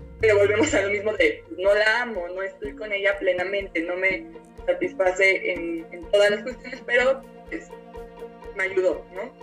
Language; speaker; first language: Spanish; native; Spanish